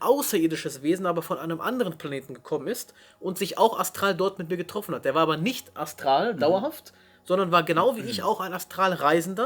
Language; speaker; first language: German; native; German